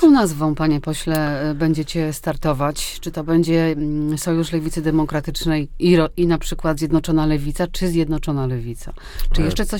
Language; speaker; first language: Polish; native; Polish